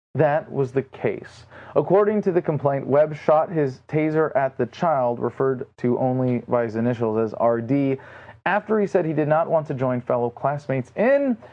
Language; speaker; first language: English; native; English